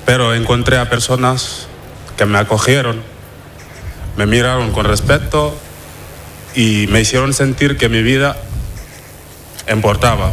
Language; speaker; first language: Spanish; non-native, fluent; Wolof